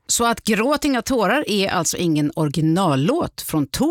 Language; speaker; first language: Swedish; native; Swedish